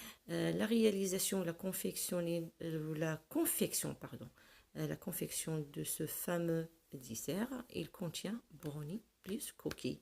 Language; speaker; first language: French; non-native, local second language; Arabic